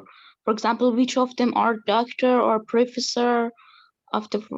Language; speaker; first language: English; non-native, learner; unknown